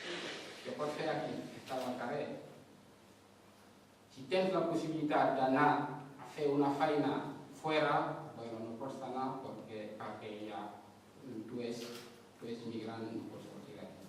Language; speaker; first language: Catalan; non-native, fluent; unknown